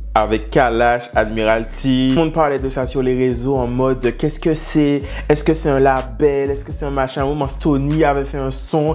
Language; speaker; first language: French; native; French